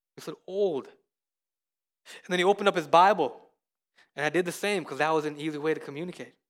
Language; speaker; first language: English; early bilingual, other home language; Hindi